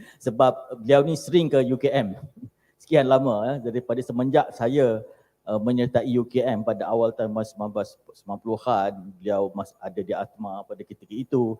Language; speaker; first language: Malay; native; Malay